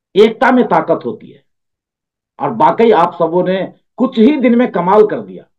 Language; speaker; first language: Hindi; native; Hindi